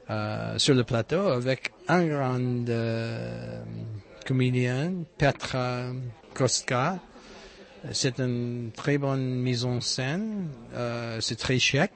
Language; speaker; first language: French; non-native, learner; English